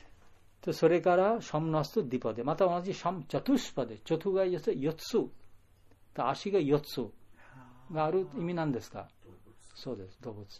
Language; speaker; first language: Japanese; non-native, learner; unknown